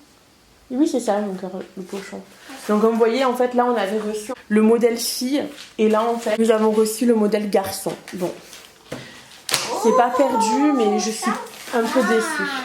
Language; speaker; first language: French; native; French